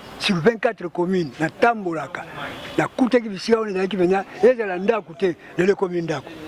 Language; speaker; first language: Lingala; native; Lingala